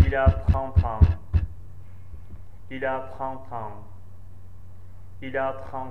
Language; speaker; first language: French; non-native, learner; Central Kurdish